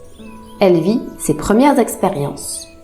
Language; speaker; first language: French; native; French